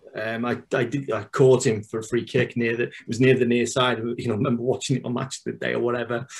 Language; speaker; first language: English; native; English